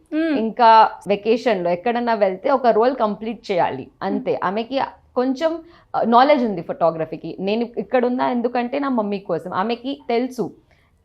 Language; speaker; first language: Telugu; non-native, local second language; Gujarati